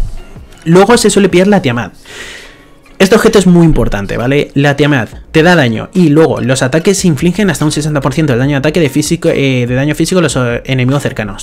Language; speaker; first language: Spanish; native; Spanish